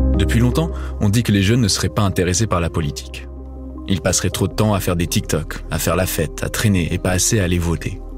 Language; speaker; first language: French; non-native, fluent; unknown